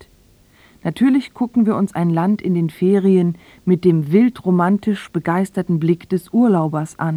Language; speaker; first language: German; native; German